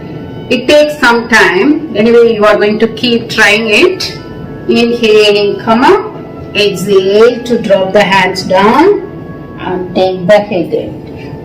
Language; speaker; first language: English; non-native, local second language; Tamil